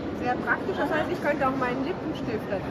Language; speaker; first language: German; native; German